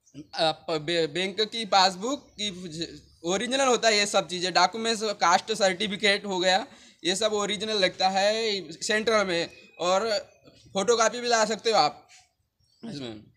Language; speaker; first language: Hindi; native; Hindi